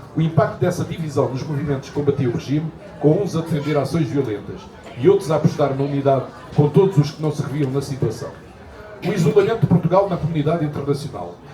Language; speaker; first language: Portuguese; native; Portuguese